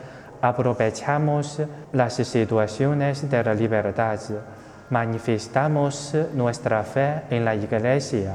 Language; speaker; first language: Spanish; non-native, fluent; Chinese